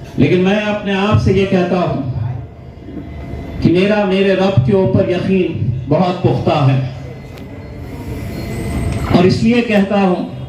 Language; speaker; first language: Urdu; native; Urdu